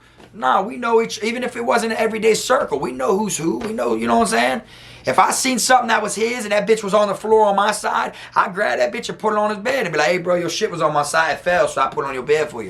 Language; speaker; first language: English; native; English